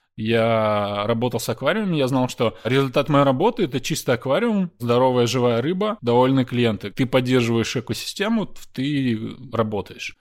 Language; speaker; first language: Russian; native; Russian